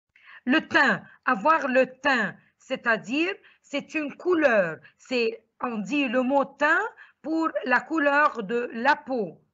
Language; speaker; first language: French; non-native, fluent; Arabic